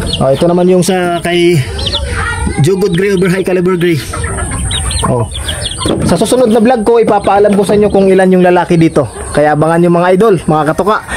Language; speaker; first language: Filipino; non-native, local second language; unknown